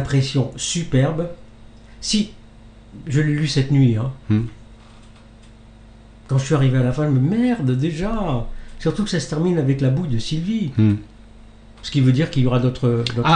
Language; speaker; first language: French; native; French